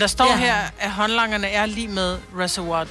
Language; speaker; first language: Danish; native; Danish